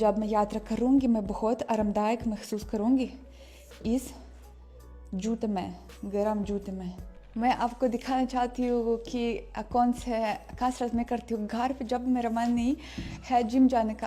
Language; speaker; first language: Hindi; non-native, fluent; Russian